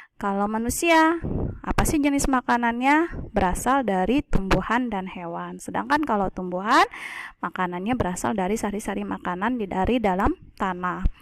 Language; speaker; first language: Indonesian; native; Indonesian